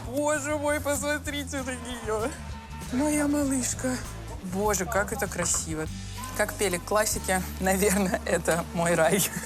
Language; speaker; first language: Russian; native; Russian